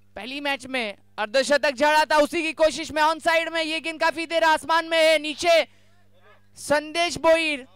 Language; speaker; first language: Hindi; non-native, local second language; Marathi